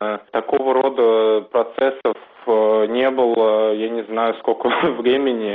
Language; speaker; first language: Russian; native; Russian